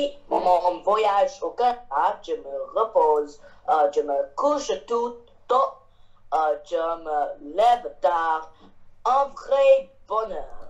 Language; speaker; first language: French; non-native, learner; Chinese